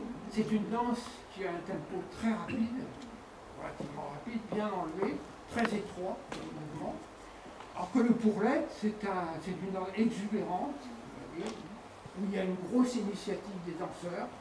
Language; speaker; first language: French; native; French